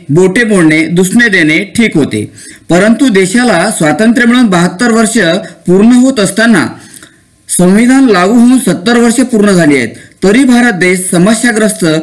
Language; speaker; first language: Marathi; non-native, local second language; Lambadi